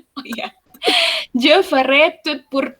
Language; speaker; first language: French; non-native, fluent; Indonesian